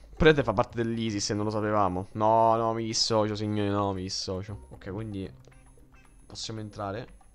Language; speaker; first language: Italian; native; Italian